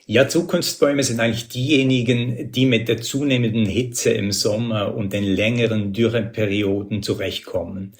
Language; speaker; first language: German; native; German